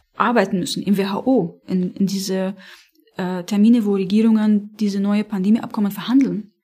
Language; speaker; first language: German; non-native, fluent; Arabic